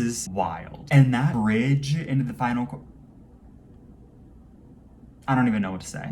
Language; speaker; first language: English; native; English